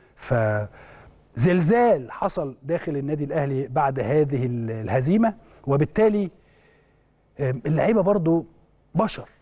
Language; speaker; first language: Arabic; native; Arabic